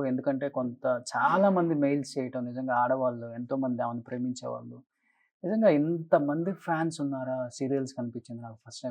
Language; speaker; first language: Telugu; native; Telugu